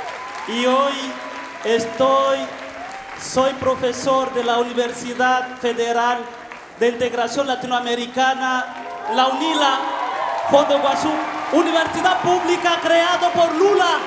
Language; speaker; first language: Spanish; non-native, fluent; Bembe